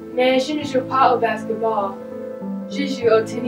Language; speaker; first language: French; non-native, learner; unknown